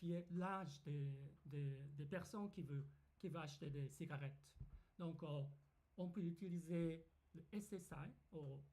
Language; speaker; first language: French; non-native, fluent; Japanese